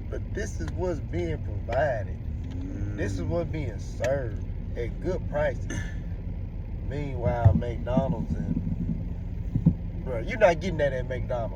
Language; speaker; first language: English; native; English